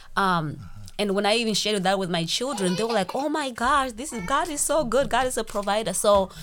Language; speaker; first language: English; non-native, local second language; Shona